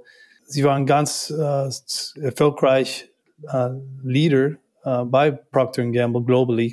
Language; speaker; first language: German; non-native, learner; English